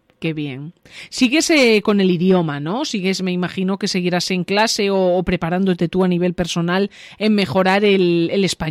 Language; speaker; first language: Spanish; native; Spanish